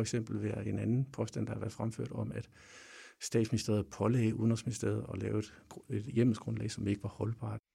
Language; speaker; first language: Danish; native; Danish